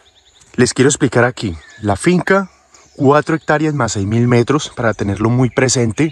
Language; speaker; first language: Spanish; native; Spanish